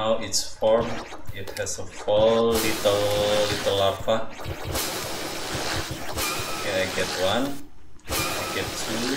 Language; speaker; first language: English; non-native, learner; Indonesian